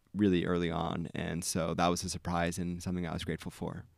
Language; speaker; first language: English; native; English